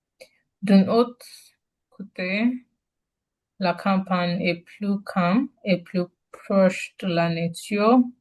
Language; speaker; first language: French; non-native, learner; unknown